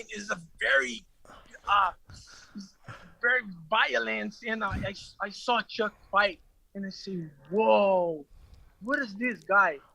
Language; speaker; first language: English; non-native, learner; Portuguese